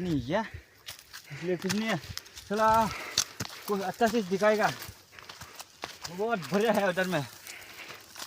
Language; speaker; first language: Hindi; non-native, local second language; Bodo